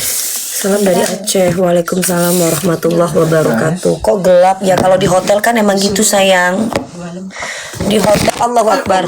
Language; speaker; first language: Indonesian; native; Indonesian